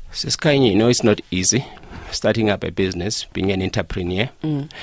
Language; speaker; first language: English; non-native, local second language; Northern Sotho